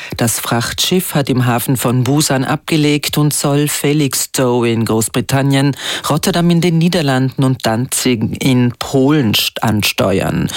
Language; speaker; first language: German; native; German